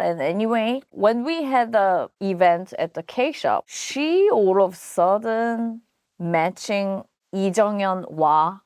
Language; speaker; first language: English; non-native, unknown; Korean